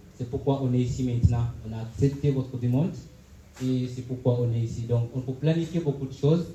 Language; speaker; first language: French; non-native, fluent; Swahili